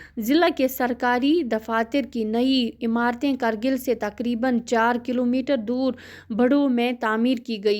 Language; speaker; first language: Hindi; non-native, local second language; Kashmiri